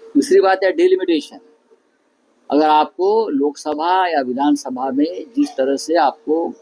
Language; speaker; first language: Hindi; non-native, local second language; Marathi